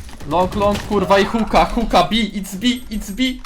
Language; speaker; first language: English; non-native, learner; Polish